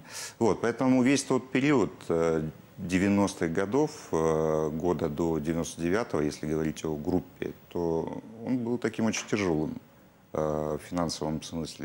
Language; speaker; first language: Russian; native; Russian